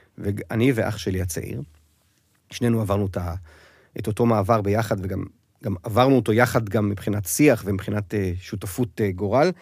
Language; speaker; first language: Hebrew; native; Hebrew